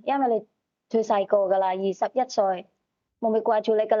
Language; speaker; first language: Cantonese; native; Cantonese